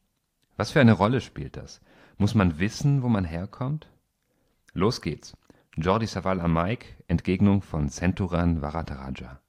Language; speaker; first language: German; native; German